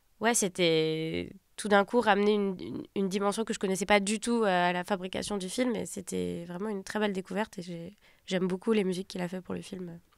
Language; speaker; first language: French; native; French